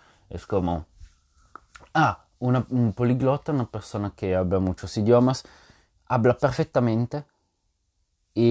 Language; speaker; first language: Spanish; non-native, fluent; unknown